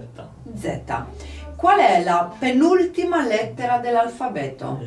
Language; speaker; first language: Italian; non-native, fluent; Polish